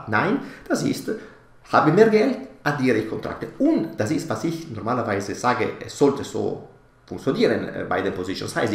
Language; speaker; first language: German; non-native, fluent; Italian